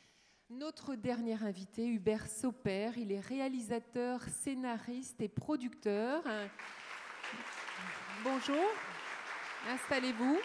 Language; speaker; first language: French; native; French